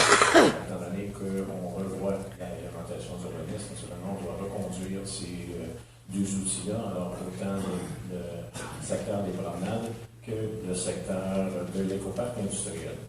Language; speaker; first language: French; native; French